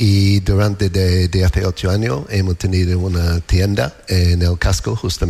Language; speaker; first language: Spanish; non-native, learner; English